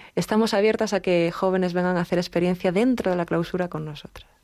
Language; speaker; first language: Spanish; native; Spanish